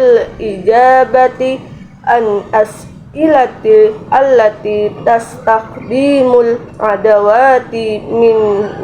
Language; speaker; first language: Arabic; non-native, learner; Indonesian